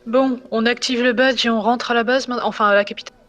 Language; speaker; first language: French; native; French